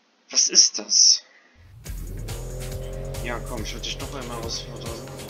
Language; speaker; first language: German; native; German